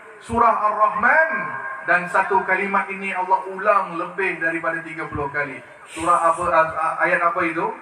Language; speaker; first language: Malay; early bilingual, other home language; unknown